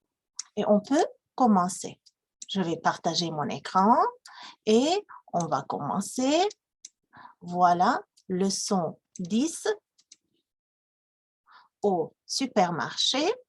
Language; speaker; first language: French; non-native, fluent; English